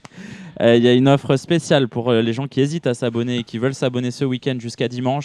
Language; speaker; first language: French; native; French